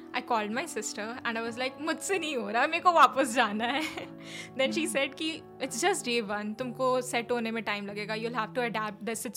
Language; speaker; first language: Hindi; native; Hindi